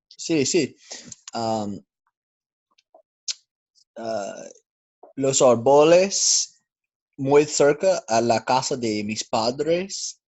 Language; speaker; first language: Spanish; non-native, learner; English